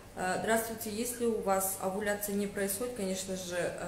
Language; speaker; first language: Russian; non-native, local second language; Kazakh